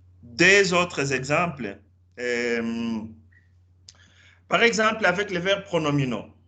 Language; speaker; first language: French; non-native, fluent; Spanish